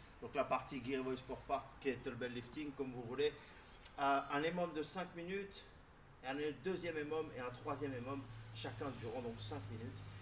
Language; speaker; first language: French; native; French